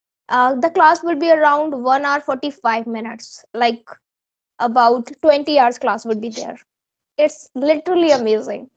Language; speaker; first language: English; non-native, local second language; Hindi